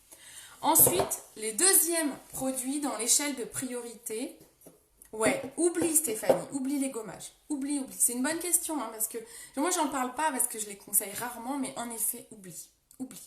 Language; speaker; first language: French; native; French